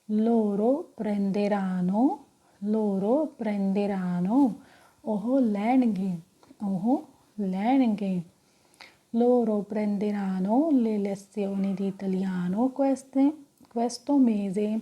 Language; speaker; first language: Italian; non-native, fluent; Punjabi